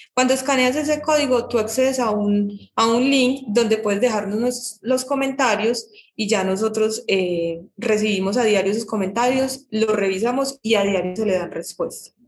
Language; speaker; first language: Spanish; native; Spanish